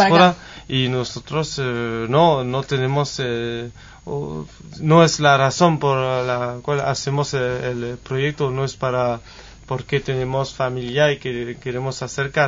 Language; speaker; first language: Spanish; non-native, fluent; French